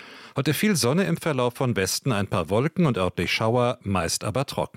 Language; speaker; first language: German; native; German